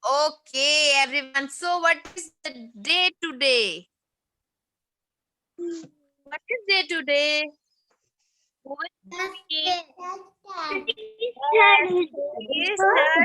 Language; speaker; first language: English; non-native, fluent; Urdu